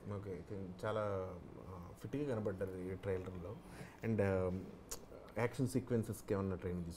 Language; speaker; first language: Telugu; native; Telugu